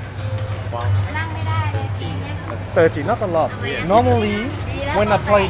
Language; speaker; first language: English; non-native, learner; French